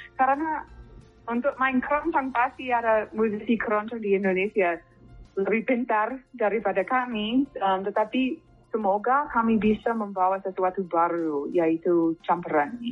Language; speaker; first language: Indonesian; non-native, fluent; English